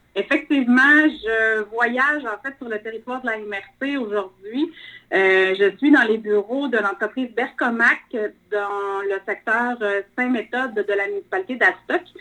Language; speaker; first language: French; native; French